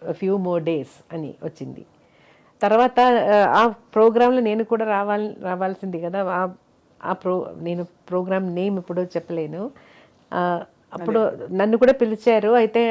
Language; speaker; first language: Telugu; non-native, learner; Malayalam